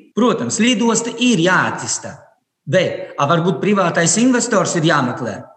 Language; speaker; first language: Latvian; non-native, local second language; Russian